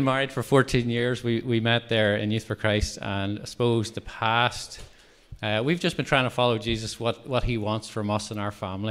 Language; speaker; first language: English; native; English